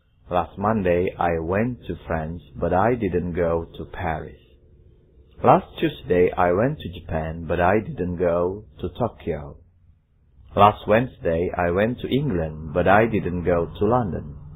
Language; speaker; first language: English; non-native, fluent; Indonesian